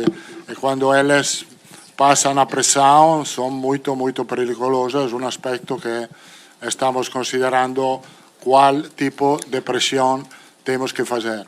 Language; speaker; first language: Portuguese; non-native, fluent; Italian